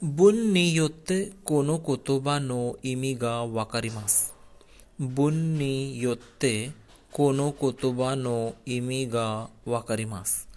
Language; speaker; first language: Japanese; non-native, learner; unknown